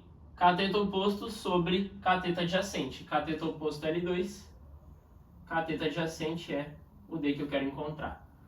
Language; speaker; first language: Portuguese; native; Portuguese